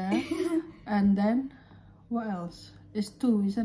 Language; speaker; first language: English; non-native, fluent; Indonesian